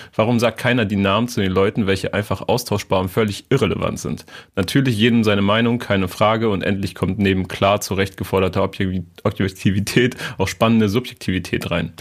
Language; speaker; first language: German; native; German